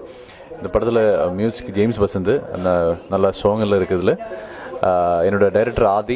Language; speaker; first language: Tamil; non-native, learner; Malayalam